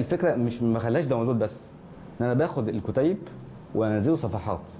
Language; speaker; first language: Arabic; native; Arabic